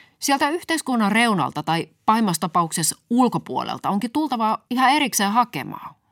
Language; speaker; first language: Finnish; native; Finnish